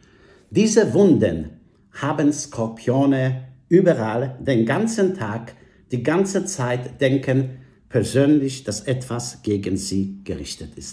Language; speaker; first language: German; non-native, fluent; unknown